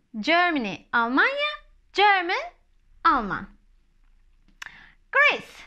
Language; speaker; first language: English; non-native, fluent; Turkish